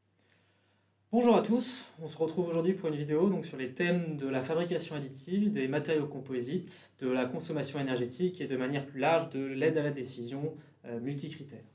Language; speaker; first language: French; native; French